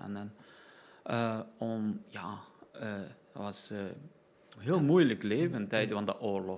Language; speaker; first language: Dutch; non-native, learner; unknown